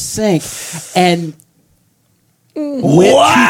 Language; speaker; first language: English; native; English